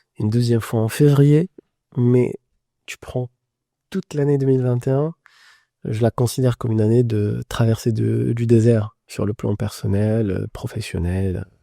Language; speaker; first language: French; non-native, local second language; Arabic